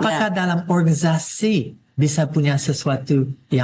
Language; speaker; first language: Indonesian; non-native, fluent; English